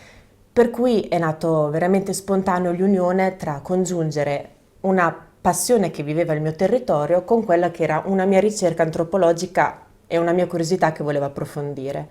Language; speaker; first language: Italian; native; Italian